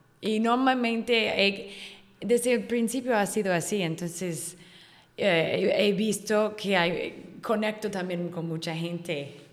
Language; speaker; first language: Spanish; non-native, fluent; English